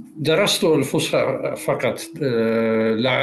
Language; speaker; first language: Arabic; non-native, learner; Dutch